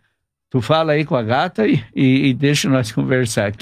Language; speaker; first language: Portuguese; native; Portuguese